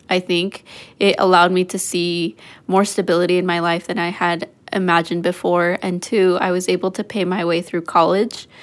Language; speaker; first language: English; early bilingual, other home language; Spanish